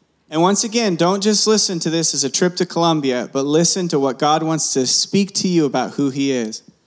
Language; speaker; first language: English; early bilingual, other home language; Spanish